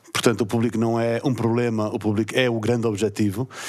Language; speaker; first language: Portuguese; native; Portuguese